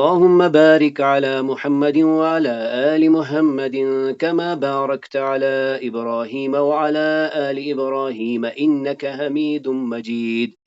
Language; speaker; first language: Arabic; non-native, fluent; Urdu